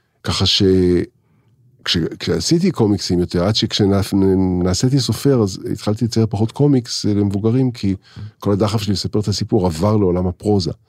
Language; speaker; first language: Hebrew; native; Hebrew